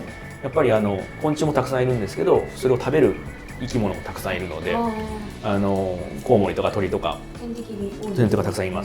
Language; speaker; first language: Japanese; native; Japanese